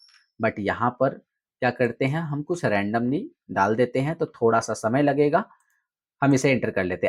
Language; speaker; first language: Hindi; native; Hindi